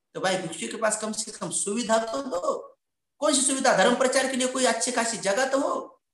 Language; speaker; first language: Hindi; non-native, local second language; Marathi